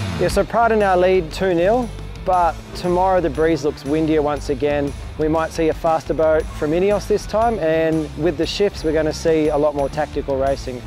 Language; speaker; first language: English; native; English